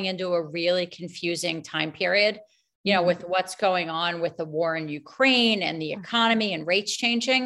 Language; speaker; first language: English; native; English